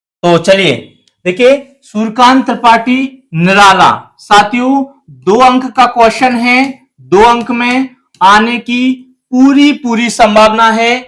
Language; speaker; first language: Hindi; native; Hindi